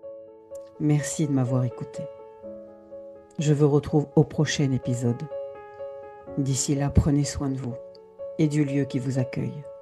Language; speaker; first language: French; native; French